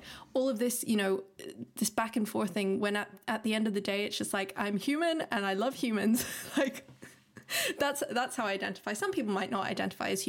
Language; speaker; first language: English; non-native, local second language; Cantonese